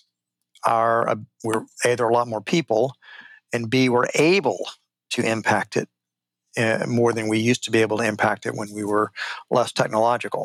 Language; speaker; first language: English; native; English